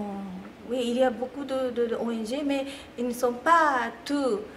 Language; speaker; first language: French; non-native, fluent; Japanese